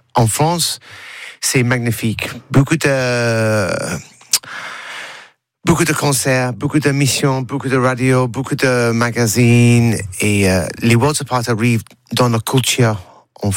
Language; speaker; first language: French; non-native, learner; English